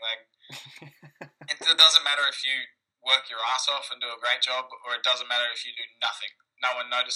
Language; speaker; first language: English; native; English